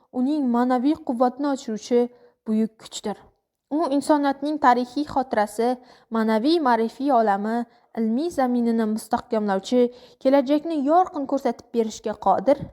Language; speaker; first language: Uzbek; non-native, local second language; Kara-Kalpak